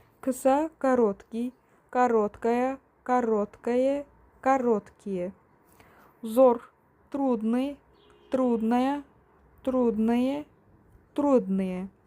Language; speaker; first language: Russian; non-native, fluent; Turkish